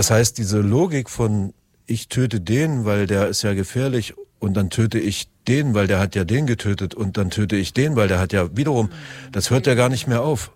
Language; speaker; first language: German; native; German